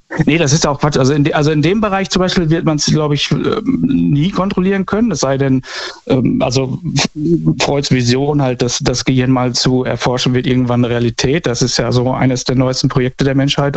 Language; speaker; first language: German; native; German